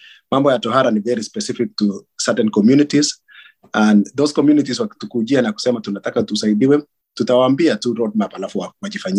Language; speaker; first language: English; non-native, local second language; Kalenjin